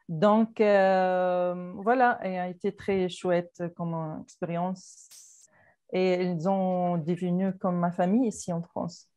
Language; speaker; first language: French; non-native, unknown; Arabic